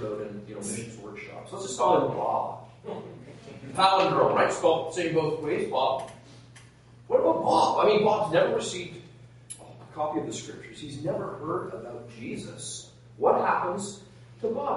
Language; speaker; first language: English; native; English